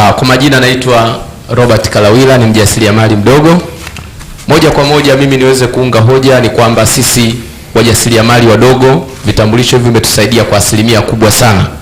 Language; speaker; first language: Swahili; native; Swahili